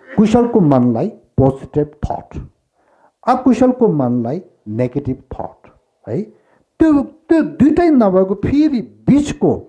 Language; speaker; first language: Nepali; non-native, local second language; Tibetan